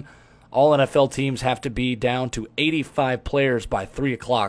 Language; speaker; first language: English; native; English